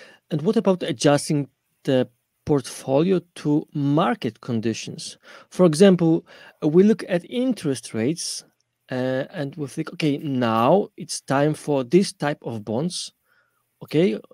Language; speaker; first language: English; non-native, fluent; Polish